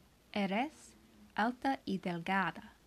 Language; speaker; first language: Spanish; non-native, learner; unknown